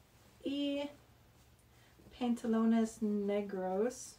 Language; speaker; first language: Spanish; non-native, learner; English